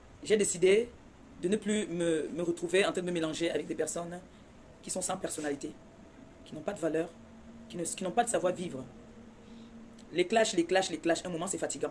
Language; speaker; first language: French; native; French